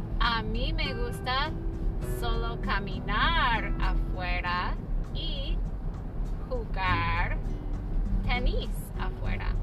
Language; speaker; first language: Spanish; non-native, fluent; English